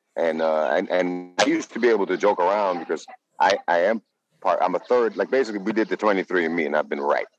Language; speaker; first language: English; non-native, fluent; Dutch